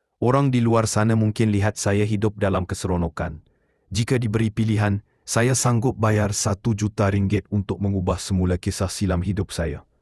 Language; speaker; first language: Malay; native; Malay